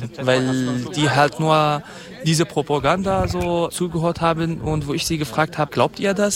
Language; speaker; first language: German; non-native, fluent; Kurdish